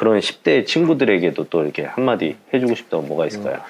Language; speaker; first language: Korean; native; Korean